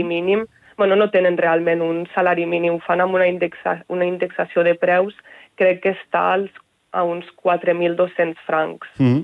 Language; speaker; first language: Catalan; native; Catalan